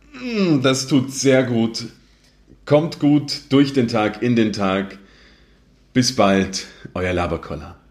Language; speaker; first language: German; native; German